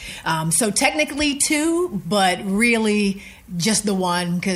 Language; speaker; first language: English; native; English